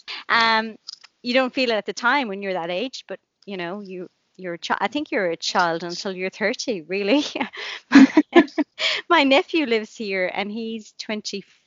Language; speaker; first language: English; native; English